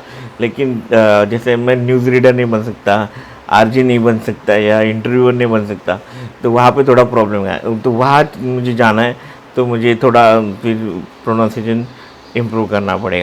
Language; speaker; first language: Hindi; non-native, local second language; Marathi